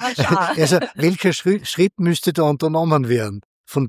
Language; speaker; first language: German; native; German